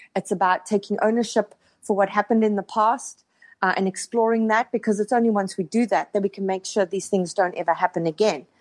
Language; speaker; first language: English; native; English